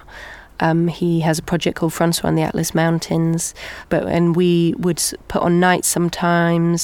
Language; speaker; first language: English; native; English